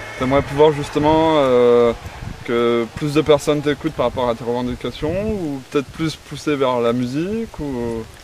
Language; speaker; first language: French; native; French